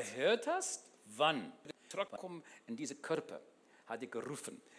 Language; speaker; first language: German; non-native, learner; English